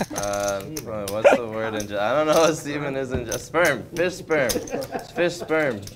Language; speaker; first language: English; native; English